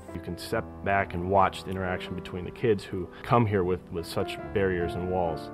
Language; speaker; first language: English; native; English